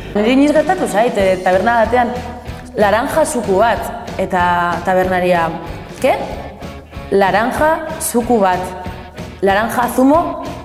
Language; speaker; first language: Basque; non-native, local second language; Spanish